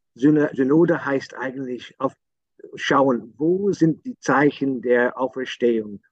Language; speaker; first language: German; non-native, fluent; English